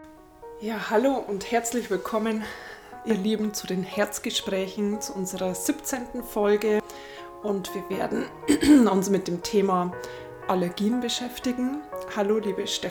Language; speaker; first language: German; native; German